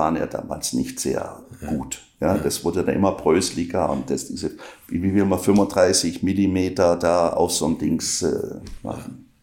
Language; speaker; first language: German; non-native, local second language; Swiss German